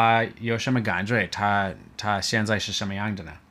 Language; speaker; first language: Chinese; non-native, fluent; English